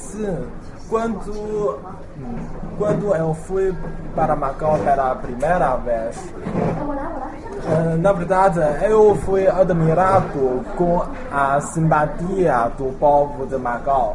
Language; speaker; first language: Portuguese; non-native, learner; Chinese